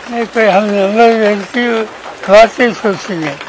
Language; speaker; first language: Hindi; non-native, local second language; Marathi